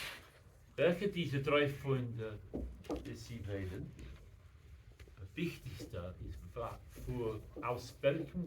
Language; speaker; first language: German; non-native, learner; English